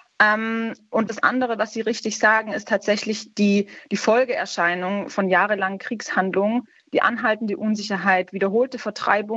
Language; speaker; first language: German; native; German